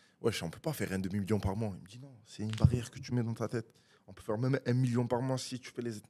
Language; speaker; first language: French; non-native, fluent; Italian